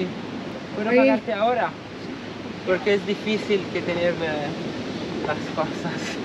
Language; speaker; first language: Spanish; non-native, learner; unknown